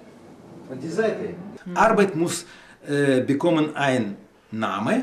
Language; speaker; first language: German; non-native, learner; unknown